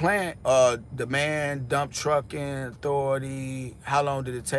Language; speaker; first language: English; native; English